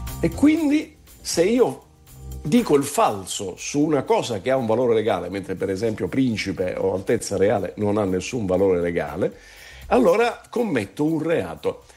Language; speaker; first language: Italian; native; Italian